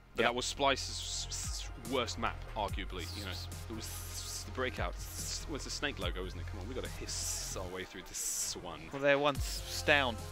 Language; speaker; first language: English; native; English